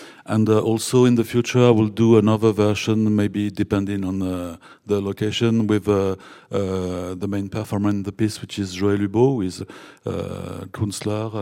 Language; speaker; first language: English; non-native, fluent; French